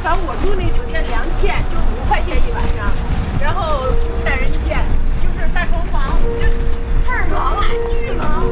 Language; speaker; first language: Chinese; native; Chinese